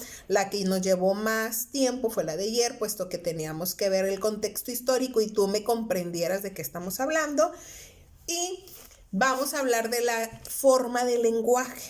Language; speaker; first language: Spanish; native; Spanish